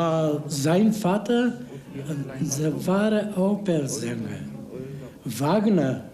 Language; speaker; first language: German; non-native, learner; Bulgarian